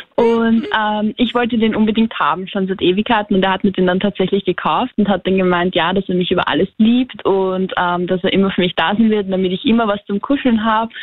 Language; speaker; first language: German; non-native, fluent; Macedonian